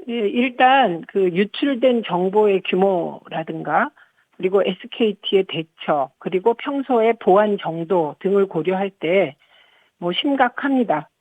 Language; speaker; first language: Korean; native; Korean